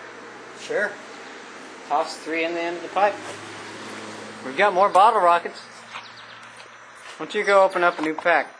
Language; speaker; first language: English; native; English